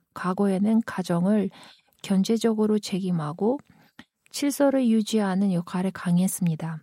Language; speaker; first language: Korean; non-native, fluent; Kyrgyz